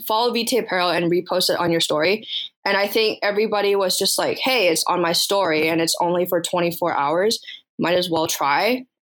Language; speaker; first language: English; early bilingual, other home language; Chinese